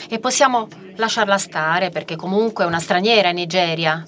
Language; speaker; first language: Italian; non-native, fluent; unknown